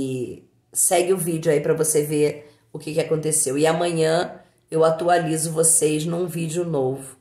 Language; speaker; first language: Portuguese; native; Portuguese